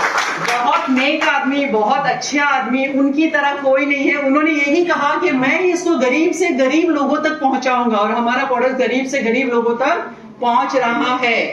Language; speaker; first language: Hindi; native; Hindi